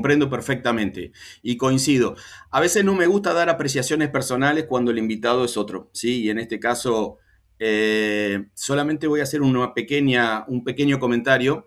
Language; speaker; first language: Spanish; native; Spanish